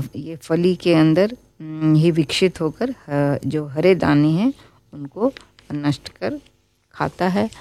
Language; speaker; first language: Hindi; native; Hindi